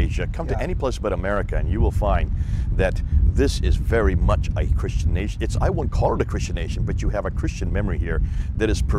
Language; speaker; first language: English; native; English